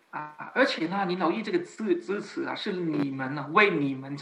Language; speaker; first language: Chinese; native; Chinese